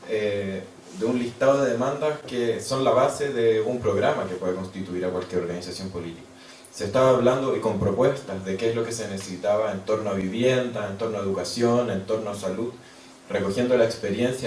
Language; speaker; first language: Spanish; native; Spanish